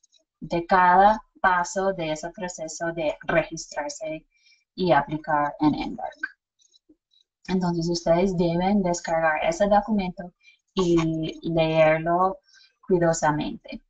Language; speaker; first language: Spanish; non-native, fluent; English